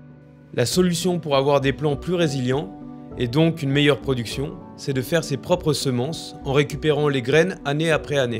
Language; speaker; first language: French; native; French